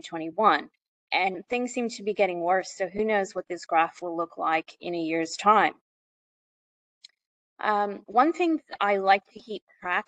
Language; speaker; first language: English; native; English